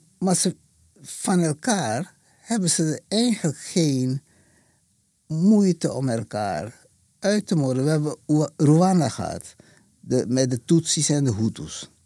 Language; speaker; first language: Dutch; native; Dutch